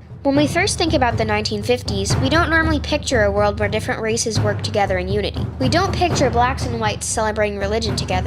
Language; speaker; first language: English; native; English